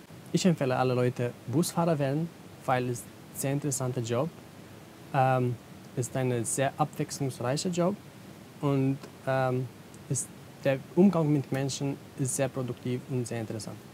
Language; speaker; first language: German; non-native, learner; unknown